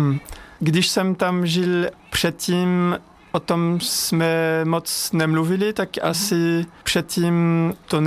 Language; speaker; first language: Czech; non-native, learner; French